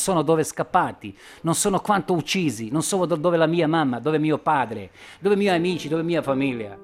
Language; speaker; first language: Italian; non-native, learner; Bosnian